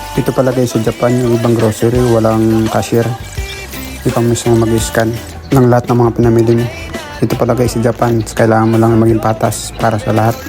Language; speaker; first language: Filipino; non-native, local second language; Bikol